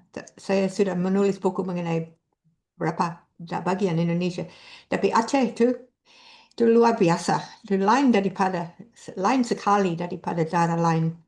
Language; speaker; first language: Indonesian; non-native, fluent; English